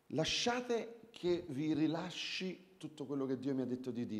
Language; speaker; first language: Italian; native; Italian